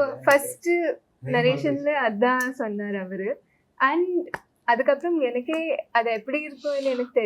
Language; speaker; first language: Tamil; non-native, local second language; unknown